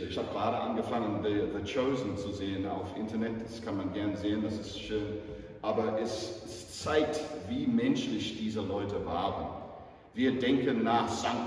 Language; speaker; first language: German; non-native, fluent; English